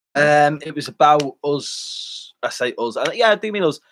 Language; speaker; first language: English; native; English